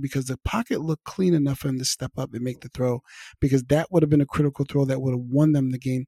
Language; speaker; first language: English; native; English